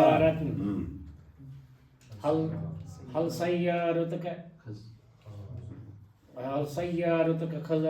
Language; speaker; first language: Arabic; non-native, learner; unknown